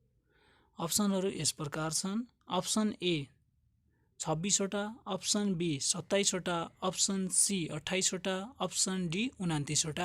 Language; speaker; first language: Nepali; native; Nepali